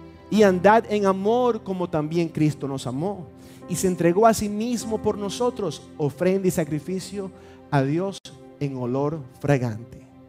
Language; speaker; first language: Spanish; native; Spanish